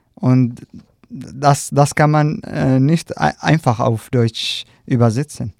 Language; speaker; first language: German; non-native, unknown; Arabic